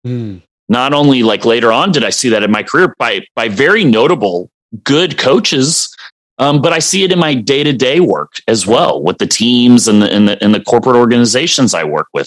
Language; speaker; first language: English; native; English